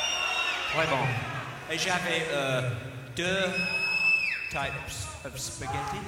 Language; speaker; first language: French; non-native, learner; English